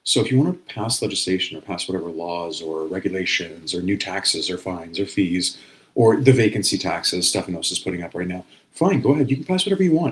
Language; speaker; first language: English; native; English